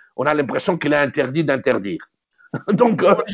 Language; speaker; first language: French; non-native, local second language; Luba-Lulua